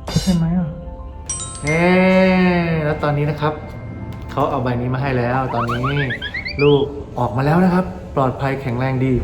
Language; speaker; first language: Thai; native; Thai